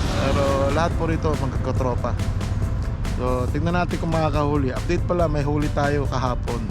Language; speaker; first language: Filipino; non-native, local second language; Iloko